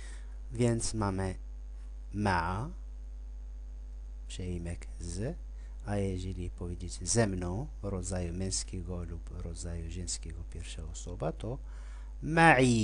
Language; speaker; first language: Polish; non-native, fluent; Arabic